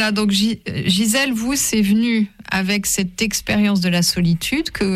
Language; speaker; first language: French; native; French